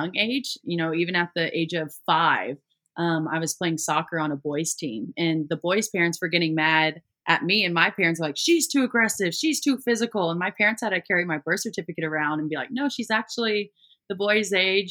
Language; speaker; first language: English; native; English